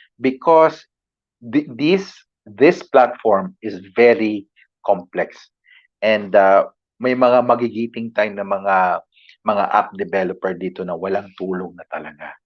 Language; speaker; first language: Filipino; non-native, local second language; Cebuano